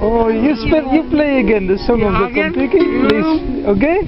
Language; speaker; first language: English; non-native, learner; Spanish